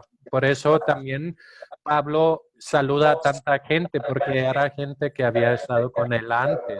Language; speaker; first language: Spanish; non-native, fluent; Danish